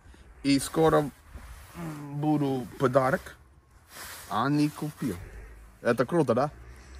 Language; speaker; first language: Ukrainian; non-native, learner; English